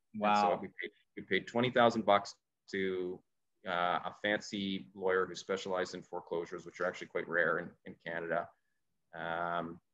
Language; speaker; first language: English; native; English